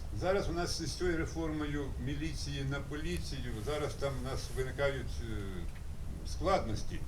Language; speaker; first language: Ukrainian; native; Ukrainian